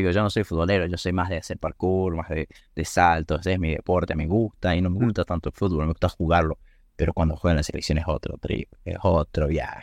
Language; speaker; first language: Spanish; native; Spanish